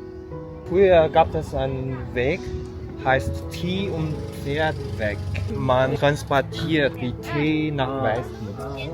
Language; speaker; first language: German; non-native, learner; Chinese